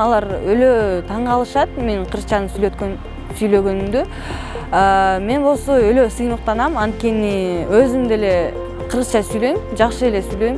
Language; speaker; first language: Kyrgyz; non-native, local second language; Russian